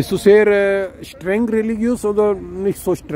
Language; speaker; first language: German; non-native, fluent; Urdu